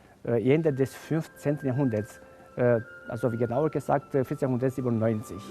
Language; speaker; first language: German; non-native, fluent; Romanian